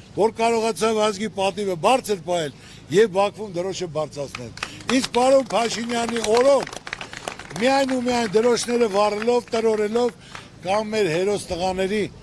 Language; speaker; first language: Armenian; native; Armenian